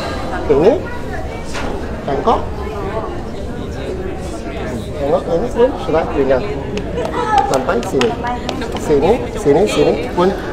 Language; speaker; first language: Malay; non-native, local second language; Cantonese